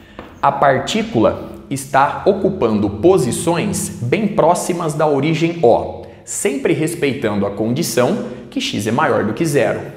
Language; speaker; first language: Portuguese; native; Portuguese